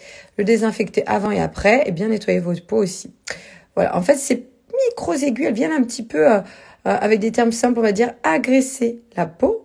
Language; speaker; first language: French; native; French